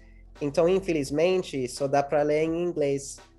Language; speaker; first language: Portuguese; early bilingual, heritage; English